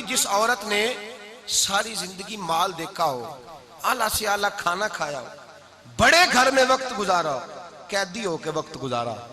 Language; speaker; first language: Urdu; non-native, local second language; Punjabi